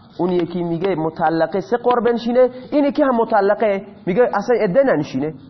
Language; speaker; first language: Persian; non-native, local second language; Baluchi